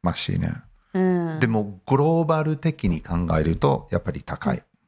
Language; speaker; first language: Japanese; non-native, fluent; English